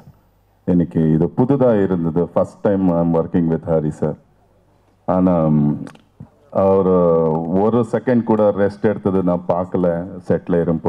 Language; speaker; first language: Tamil; non-native, fluent; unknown